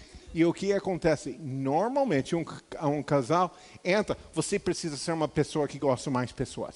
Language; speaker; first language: Portuguese; non-native, fluent; English